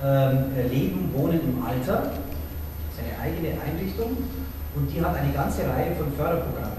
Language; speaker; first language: German; native; German